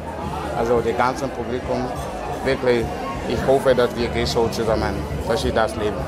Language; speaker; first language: German; non-native, learner; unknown